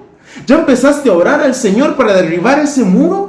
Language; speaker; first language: Spanish; native; Spanish